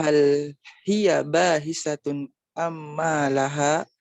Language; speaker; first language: Arabic; non-native, learner; Indonesian